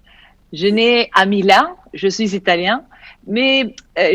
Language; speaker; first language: French; non-native, fluent; Italian